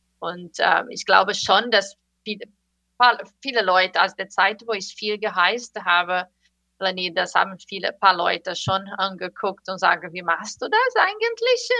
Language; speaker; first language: German; non-native, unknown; Portuguese